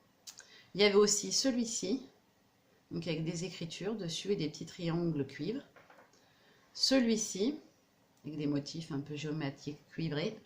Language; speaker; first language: French; native; French